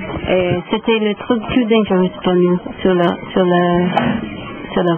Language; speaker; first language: French; non-native, learner; English